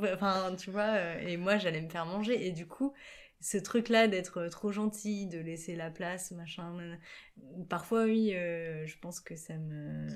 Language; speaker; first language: French; native; French